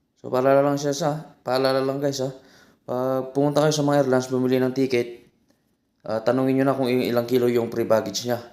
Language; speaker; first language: Filipino; native; Filipino